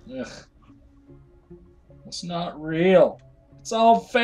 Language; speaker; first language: English; native; English